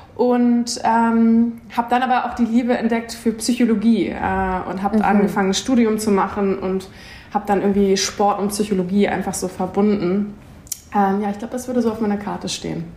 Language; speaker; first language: German; native; German